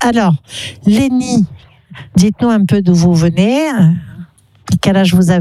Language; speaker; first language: French; native; French